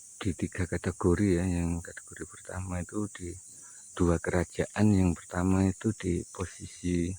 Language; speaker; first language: Indonesian; non-native, local second language; Javanese